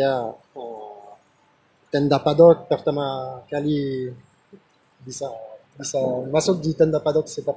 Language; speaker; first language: Indonesian; non-native, fluent; French